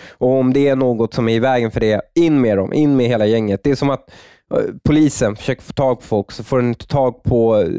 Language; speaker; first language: Swedish; native; Swedish